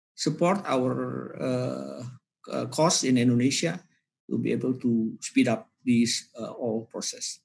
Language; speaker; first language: English; non-native, fluent; Indonesian